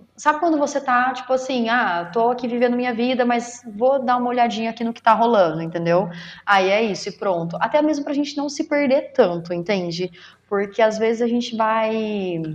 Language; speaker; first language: Portuguese; native; Portuguese